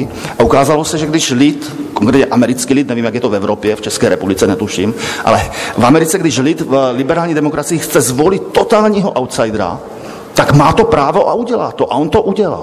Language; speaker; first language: Czech; native; Czech